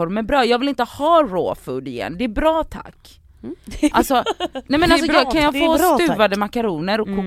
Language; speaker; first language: Swedish; native; Swedish